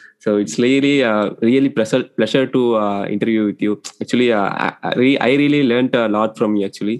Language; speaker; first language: English; non-native, local second language; Tamil